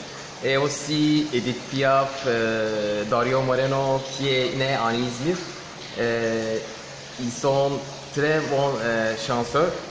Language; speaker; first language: French; non-native, local second language; Turkish